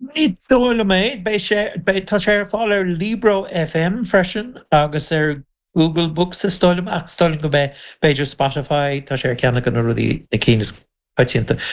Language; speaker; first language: Irish; non-native, local second language; English